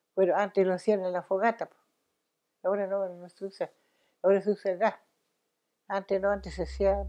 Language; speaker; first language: Spanish; non-native, local second language; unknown